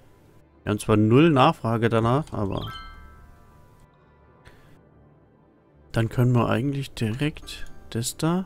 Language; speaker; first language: German; native; German